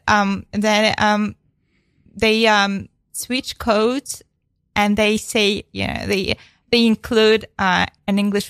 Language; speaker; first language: English; non-native, fluent; Ukrainian